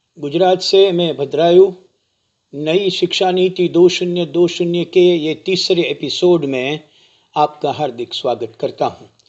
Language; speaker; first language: Hindi; non-native, local second language; Gujarati